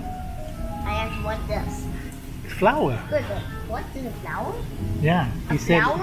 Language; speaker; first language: English; non-native, learner; Thai